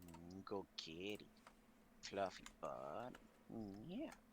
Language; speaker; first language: English; native; English